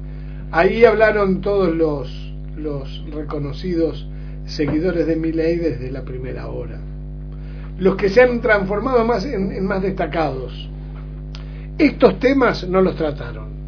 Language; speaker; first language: Spanish; native; Spanish